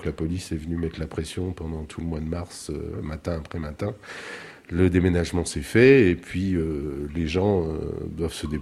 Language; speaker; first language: French; native; French